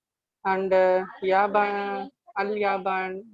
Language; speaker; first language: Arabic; non-native, learner; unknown